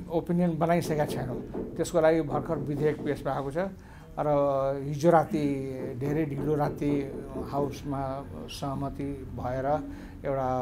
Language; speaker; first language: Nepali; non-native, local second language; Maithili